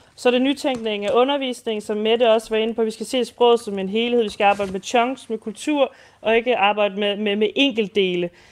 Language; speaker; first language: Danish; native; Danish